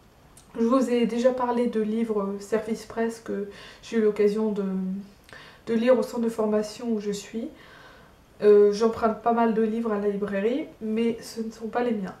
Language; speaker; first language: French; native; French